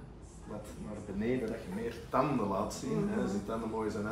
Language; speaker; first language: Dutch; native; Dutch